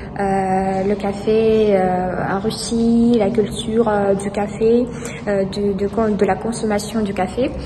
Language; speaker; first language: French; non-native, fluent; Russian